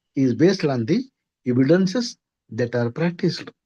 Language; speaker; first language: English; non-native, local second language; Marathi